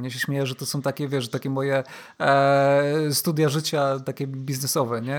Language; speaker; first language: Polish; native; Polish